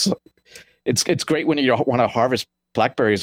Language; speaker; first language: English; native; English